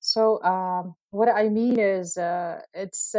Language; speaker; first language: English; non-native, fluent; Uzbek